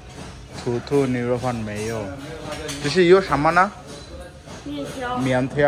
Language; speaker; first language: Chinese; non-native, learner; Bangla